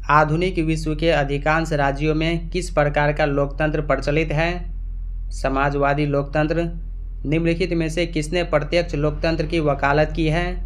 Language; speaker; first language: Hindi; native; Hindi